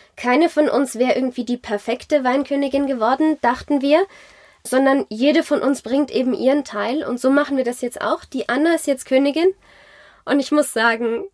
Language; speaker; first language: German; native; German